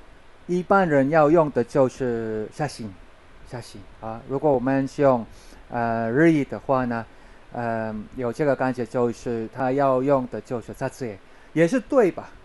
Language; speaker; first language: Chinese; non-native, learner; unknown